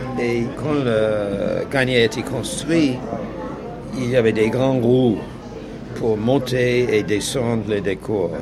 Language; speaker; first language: French; non-native, fluent; English